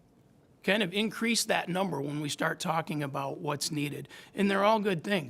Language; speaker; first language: English; native; English